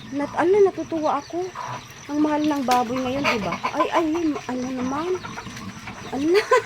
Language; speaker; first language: Filipino; native; Filipino